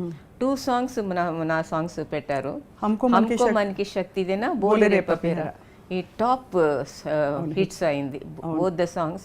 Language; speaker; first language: Telugu; non-native, fluent; Tamil